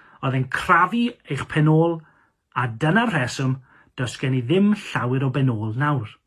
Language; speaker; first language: Welsh; non-native, local second language; English